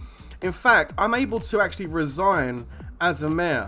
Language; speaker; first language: English; native; English